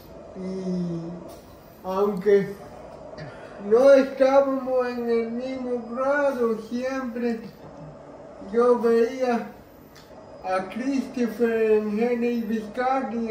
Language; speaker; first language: Spanish; early bilingual, heritage; Spanish